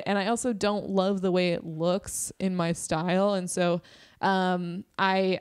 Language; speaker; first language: English; native; English